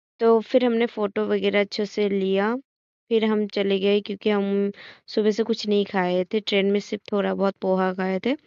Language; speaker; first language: Hindi; non-native, local second language; Assamese